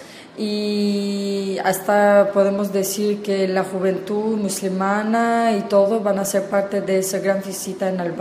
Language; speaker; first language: Spanish; non-native, fluent; Albanian